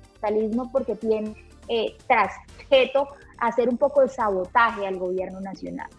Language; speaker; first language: Spanish; native; Spanish